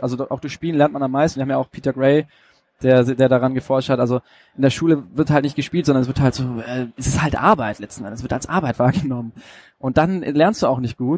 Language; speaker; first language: German; native; German